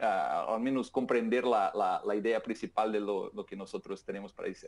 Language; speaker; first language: Spanish; non-native, fluent; Portuguese